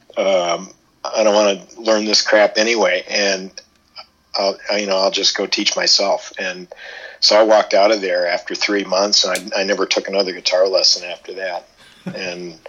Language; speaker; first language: English; native; English